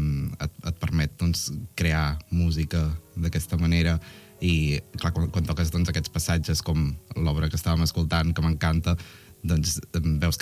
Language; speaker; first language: Catalan; native; Catalan